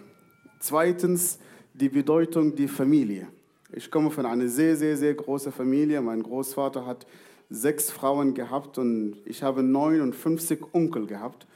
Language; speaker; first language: German; non-native, fluent; Arabic